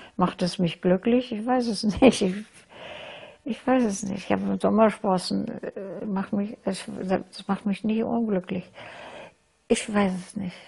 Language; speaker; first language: German; non-native, fluent; Russian